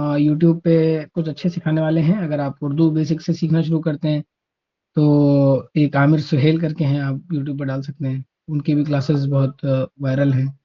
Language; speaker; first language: Urdu; native; Urdu